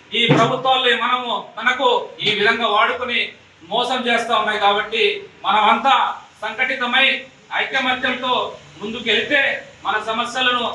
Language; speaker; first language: Telugu; non-native, local second language; Lambadi